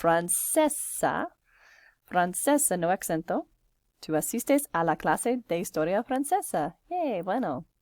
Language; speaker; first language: Spanish; non-native, fluent; English